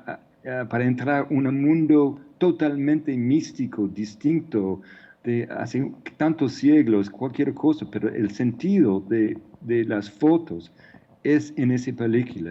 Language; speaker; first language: Spanish; non-native, fluent; English